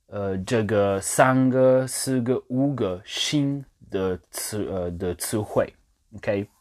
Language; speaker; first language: Chinese; non-native, learner; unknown